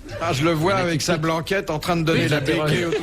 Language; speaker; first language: French; native; French